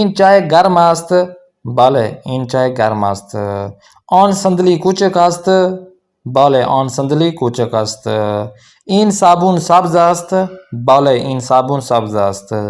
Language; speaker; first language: Persian; non-native, fluent; Urdu